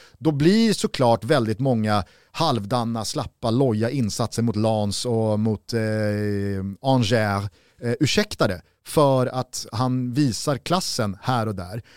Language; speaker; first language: Swedish; native; Swedish